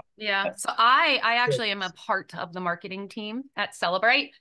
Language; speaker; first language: English; native; English